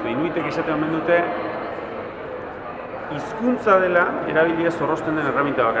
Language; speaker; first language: Basque; native; Basque